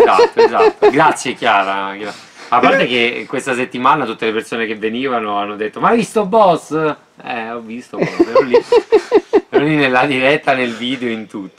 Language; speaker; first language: Italian; native; Italian